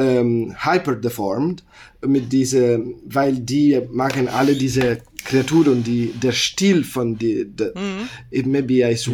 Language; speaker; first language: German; non-native, learner; Italian